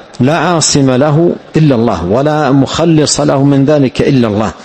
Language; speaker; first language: Arabic; native; Arabic